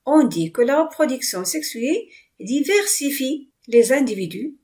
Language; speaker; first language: French; non-native, local second language; Arabic